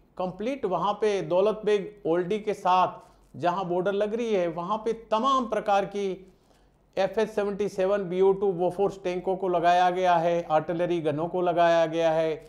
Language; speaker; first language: Hindi; non-native, local second language; Gujarati